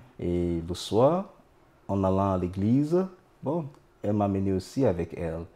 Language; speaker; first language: French; non-native, fluent; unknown